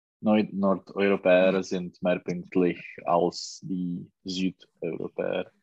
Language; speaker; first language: German; non-native, learner; Czech